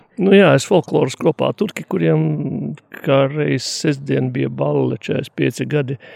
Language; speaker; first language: Latvian; native; Latvian